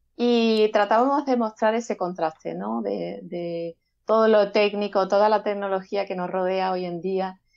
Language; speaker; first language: Spanish; native; Spanish